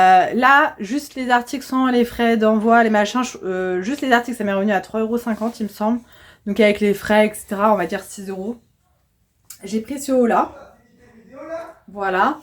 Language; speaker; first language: French; native; French